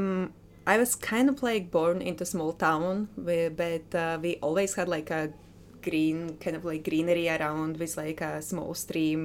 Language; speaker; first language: English; non-native, fluent; Latvian